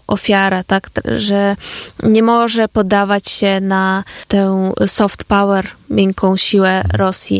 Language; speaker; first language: Polish; non-native, fluent; Ukrainian